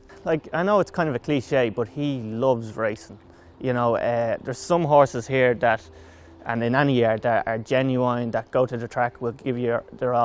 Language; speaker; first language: English; native; English